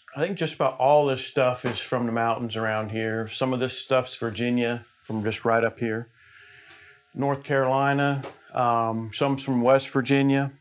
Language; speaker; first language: English; native; English